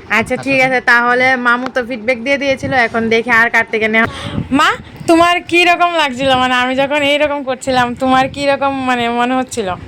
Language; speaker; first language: Bangla; native; Bangla